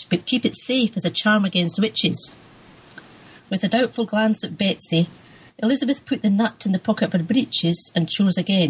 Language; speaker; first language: English; native; English